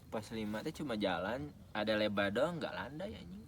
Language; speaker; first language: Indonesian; non-native, local second language; Sundanese